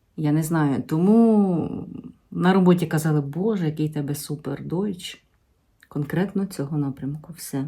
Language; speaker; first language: Ukrainian; native; Ukrainian